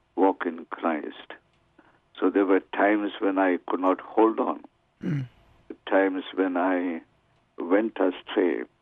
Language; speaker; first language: English; non-native, local second language; Tamil